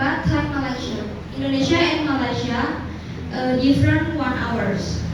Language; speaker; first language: English; non-native, learner; Indonesian